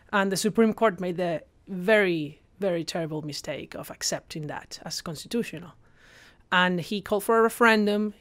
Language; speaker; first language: English; non-native, fluent; Spanish